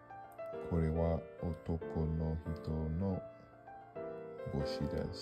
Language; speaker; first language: Japanese; non-native, learner; English